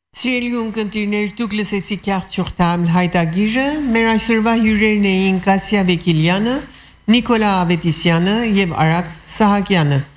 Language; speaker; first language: Armenian; early bilingual, heritage; Armenian